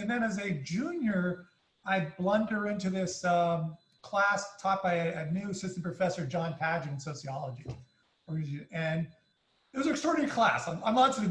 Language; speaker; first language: English; native; English